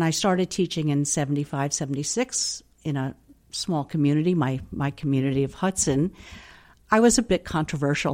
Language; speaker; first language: English; native; English